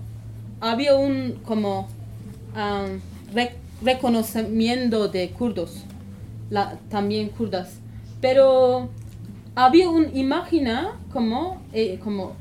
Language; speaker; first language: Spanish; non-native, learner; Kurdish